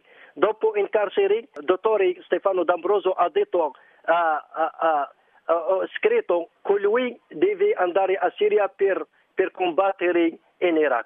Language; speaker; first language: Italian; non-native, learner; Arabic